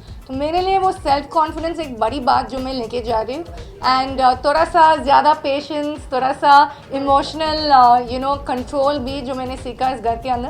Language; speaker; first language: Hindi; non-native, local second language; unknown